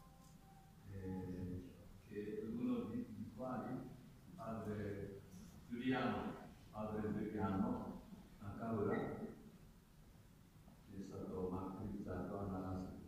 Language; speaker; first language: Italian; non-native, learner; Japanese